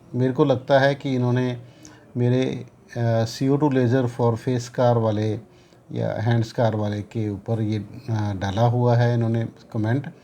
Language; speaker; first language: Hindi; non-native, local second language; Punjabi